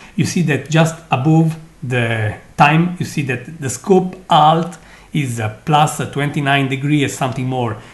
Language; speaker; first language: English; non-native, fluent; Italian